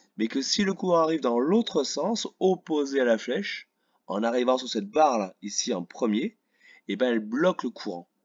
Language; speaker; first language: French; native; French